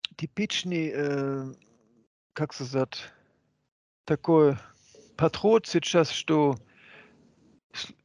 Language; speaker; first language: Russian; non-native, learner; German